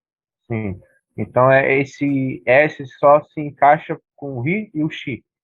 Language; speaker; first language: Portuguese; native; Portuguese